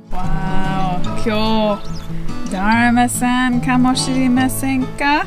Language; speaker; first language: Japanese; non-native, learner; English